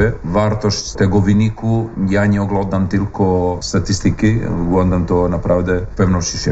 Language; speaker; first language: Polish; non-native, learner; Serbian